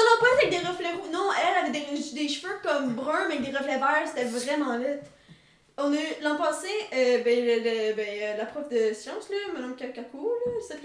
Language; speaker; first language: French; native; French